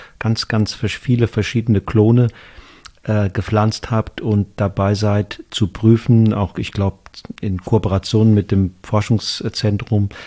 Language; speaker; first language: German; native; German